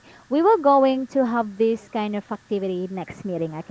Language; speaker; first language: English; non-native, fluent; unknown